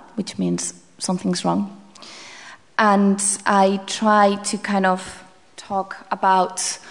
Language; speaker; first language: English; non-native, fluent; Basque